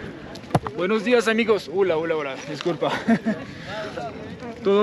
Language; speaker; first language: Spanish; non-native, learner; French